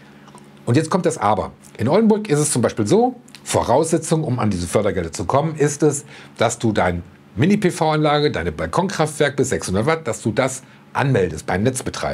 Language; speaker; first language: German; native; German